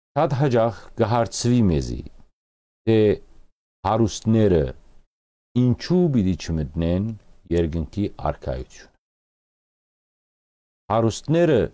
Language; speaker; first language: Armenian; early bilingual, heritage; Armenian